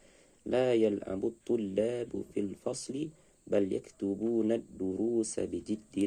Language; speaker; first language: Arabic; non-native, learner; Indonesian